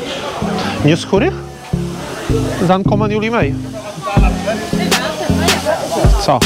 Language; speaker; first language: Dutch; non-native, learner; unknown